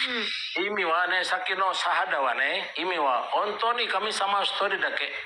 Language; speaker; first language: Japanese; non-native, learner; Indonesian